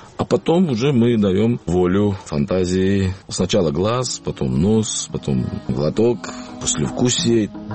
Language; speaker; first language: Russian; non-native, local second language; Georgian